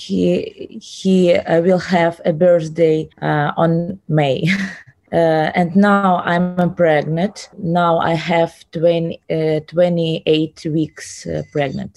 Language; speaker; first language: English; non-native, learner; Ukrainian